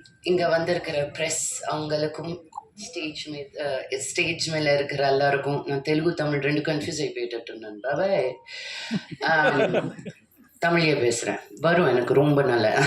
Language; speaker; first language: Tamil; non-native, local second language; Telugu